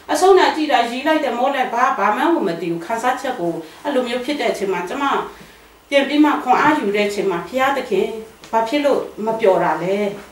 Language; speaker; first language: Burmese; non-native, local second language; Kachin